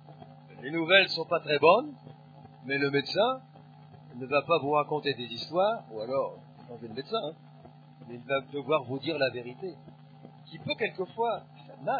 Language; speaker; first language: French; native; French